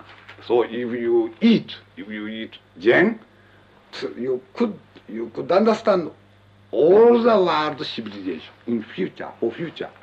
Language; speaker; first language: English; non-native, learner; Japanese